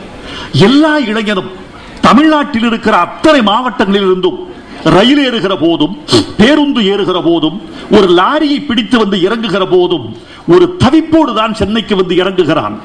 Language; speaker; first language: Tamil; native; Tamil